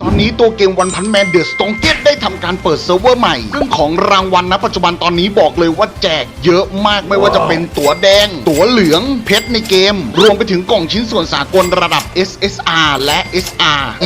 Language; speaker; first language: Thai; native; Thai